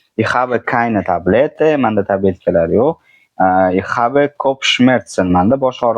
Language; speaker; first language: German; non-native, fluent; Uzbek